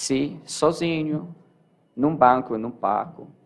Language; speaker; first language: Portuguese; non-native, learner; English